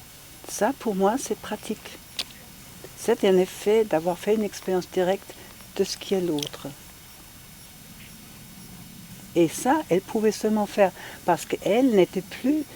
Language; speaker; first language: French; non-native, fluent; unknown